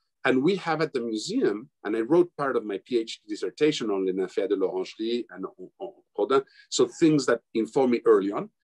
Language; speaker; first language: English; non-native, fluent; Spanish